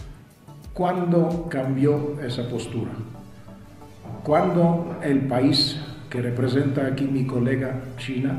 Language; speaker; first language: Spanish; non-native, fluent; Russian